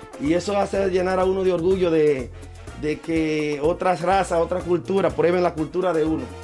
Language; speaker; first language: Spanish; native; Spanish